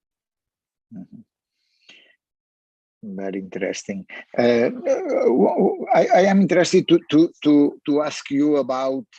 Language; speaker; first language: English; non-native, learner; Spanish